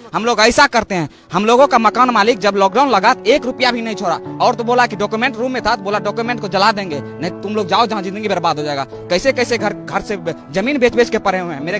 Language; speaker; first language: Hindi; native; Hindi